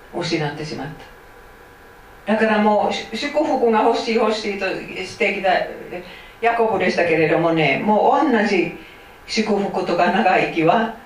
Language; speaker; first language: Japanese; non-native, fluent; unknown